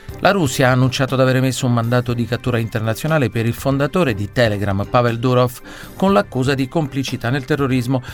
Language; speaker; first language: Italian; native; Italian